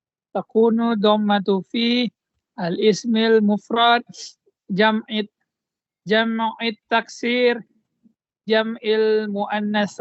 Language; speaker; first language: Arabic; non-native, learner; Indonesian